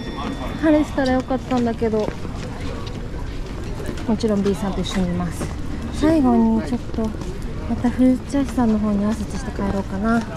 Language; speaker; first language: Japanese; native; Japanese